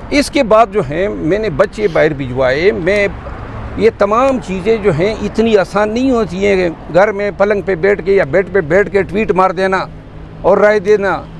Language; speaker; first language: Urdu; non-native, local second language; Pashto